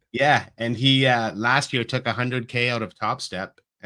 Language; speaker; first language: English; native; English